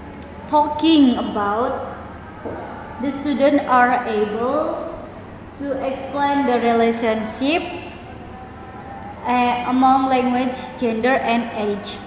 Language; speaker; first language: English; non-native, learner; Indonesian